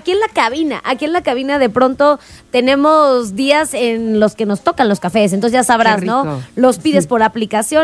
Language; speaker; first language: Spanish; native; Spanish